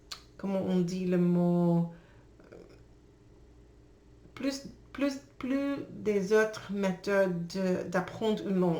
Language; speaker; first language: French; non-native, learner; English